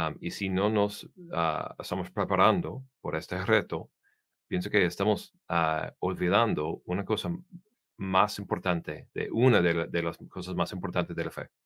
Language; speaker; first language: Spanish; non-native, learner; English